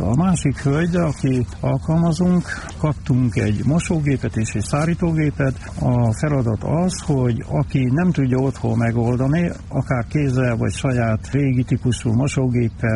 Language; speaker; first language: Hungarian; native; Hungarian